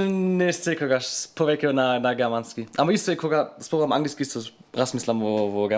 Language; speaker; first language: Macedonian; non-native, learner; German